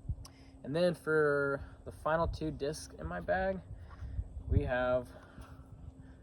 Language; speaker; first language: English; native; English